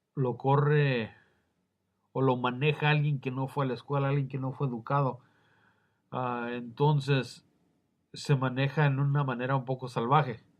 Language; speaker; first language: Spanish; early bilingual, heritage; Spanish